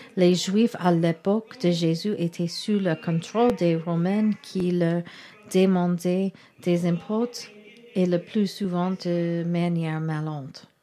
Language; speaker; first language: French; non-native, learner; English